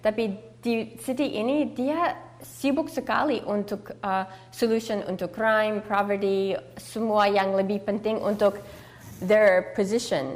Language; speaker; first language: Indonesian; early bilingual, heritage; English